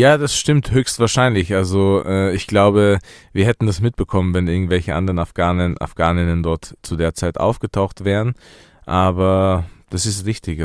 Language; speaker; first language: German; early bilingual, other home language; Persian